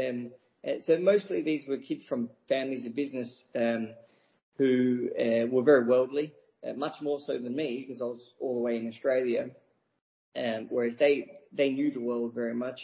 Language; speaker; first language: English; native; English